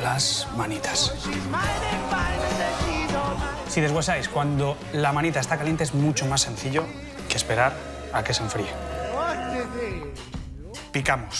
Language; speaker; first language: Spanish; native; Spanish